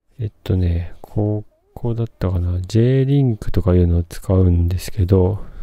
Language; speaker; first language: Japanese; native; Japanese